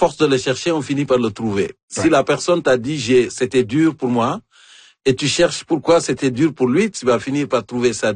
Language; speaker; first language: French; native; French